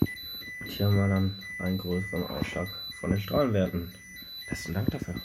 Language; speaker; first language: German; native; German